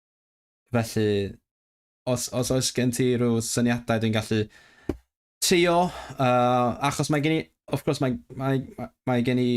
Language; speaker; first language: Welsh; non-native, learner; Cantonese